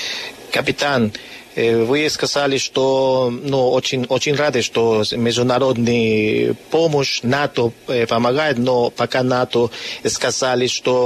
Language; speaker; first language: Russian; non-native, learner; Spanish